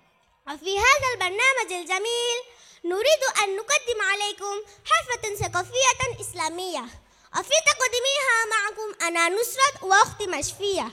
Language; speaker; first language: Arabic; non-native, learner; Bangla